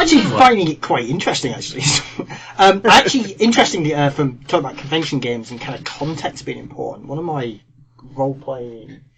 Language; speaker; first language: English; native; English